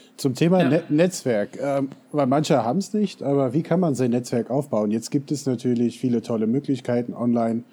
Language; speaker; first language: German; non-native, fluent; English